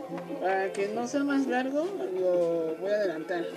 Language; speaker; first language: Spanish; native; Spanish